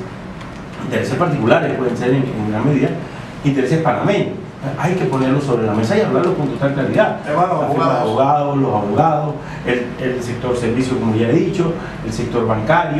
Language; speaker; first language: Spanish; native; Spanish